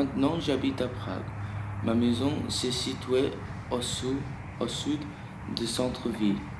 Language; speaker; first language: French; early bilingual, other home language; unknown